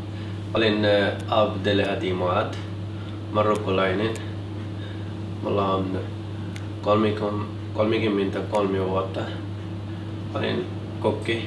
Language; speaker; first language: Finnish; non-native, learner; Arabic